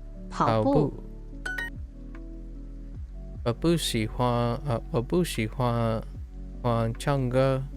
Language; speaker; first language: Chinese; non-native, learner; English